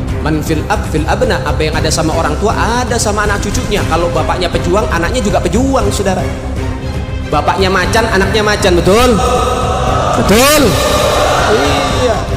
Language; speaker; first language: Indonesian; native; Indonesian